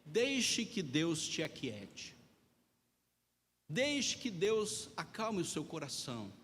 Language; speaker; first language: Portuguese; native; Portuguese